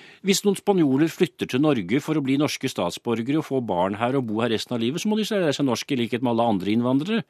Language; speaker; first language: Norwegian; native; Norwegian